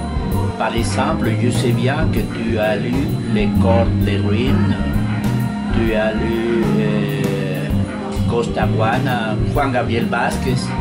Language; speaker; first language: French; non-native, fluent; Spanish